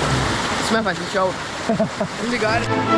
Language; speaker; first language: Danish; native; Danish